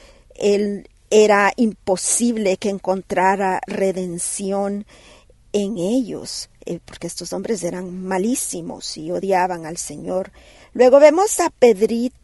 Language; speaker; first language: Spanish; native; Spanish